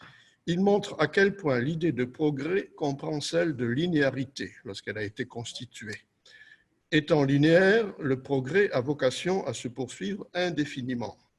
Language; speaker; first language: French; native; French